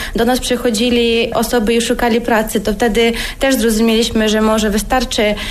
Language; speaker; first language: Polish; non-native, fluent; Ukrainian